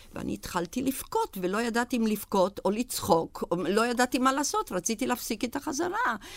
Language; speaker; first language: Hebrew; non-native, fluent; German